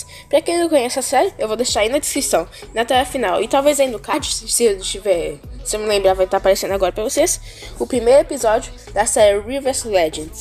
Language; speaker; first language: Portuguese; native; Portuguese